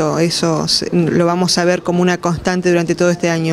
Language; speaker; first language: Spanish; native; Spanish